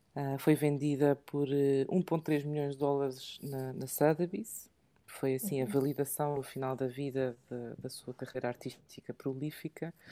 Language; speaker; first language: Portuguese; early bilingual, other home language; English